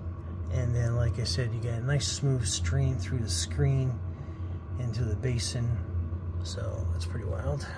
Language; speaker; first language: English; native; English